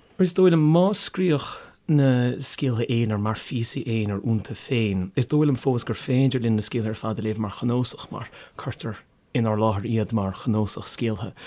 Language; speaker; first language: Irish; native; Irish